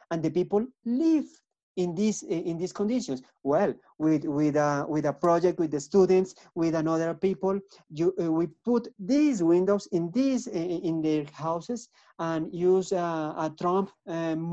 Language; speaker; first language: English; non-native, learner; Spanish